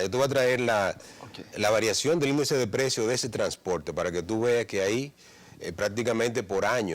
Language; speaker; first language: Spanish; native; Spanish